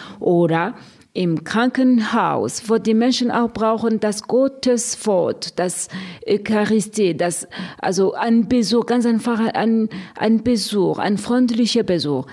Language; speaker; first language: German; non-native, fluent; Rundi